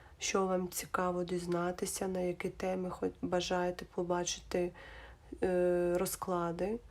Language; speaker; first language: Ukrainian; non-native, local second language; Russian